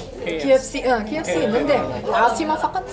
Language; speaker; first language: Korean; non-native, learner; Arabic